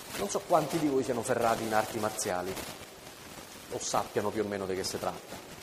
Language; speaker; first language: Italian; native; Italian